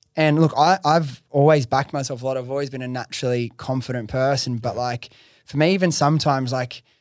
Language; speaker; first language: English; native; English